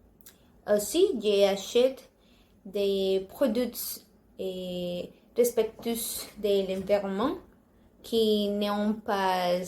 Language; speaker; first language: French; non-native, learner; Spanish